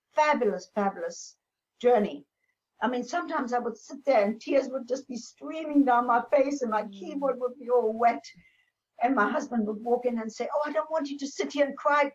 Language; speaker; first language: English; non-native, local second language; German